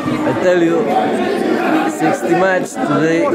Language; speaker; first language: English; non-native, learner; Romanian